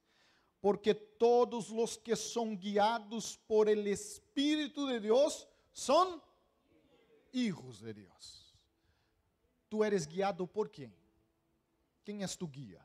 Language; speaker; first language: Spanish; non-native, fluent; Portuguese